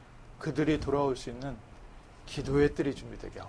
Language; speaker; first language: Korean; native; Korean